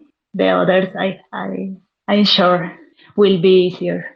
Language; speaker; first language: English; non-native, learner; Spanish